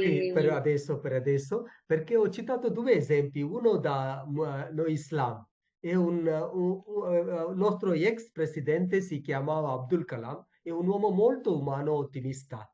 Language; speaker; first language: Italian; non-native, fluent; Tamil